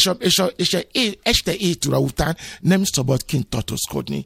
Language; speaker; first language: Hungarian; non-native, learner; Yoruba